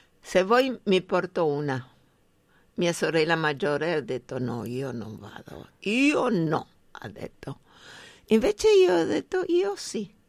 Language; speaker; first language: Italian; non-native, fluent; Spanish